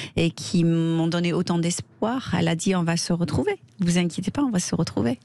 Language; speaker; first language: French; non-native, fluent; English